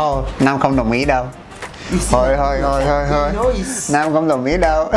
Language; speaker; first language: Vietnamese; non-native, fluent; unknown